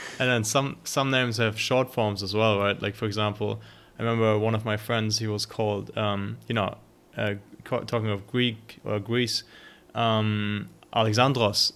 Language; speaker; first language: English; non-native, fluent; German